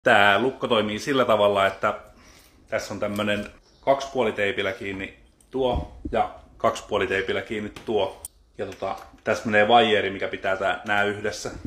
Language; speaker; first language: Finnish; native; Finnish